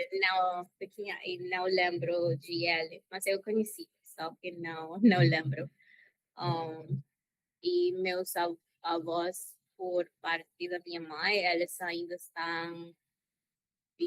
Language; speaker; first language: Portuguese; non-native, learner; Spanish